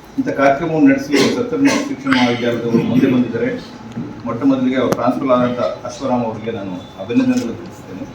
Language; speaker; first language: Kannada; native; Kannada